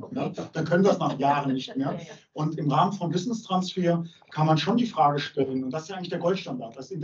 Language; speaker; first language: German; native; German